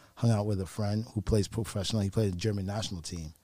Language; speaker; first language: English; native; English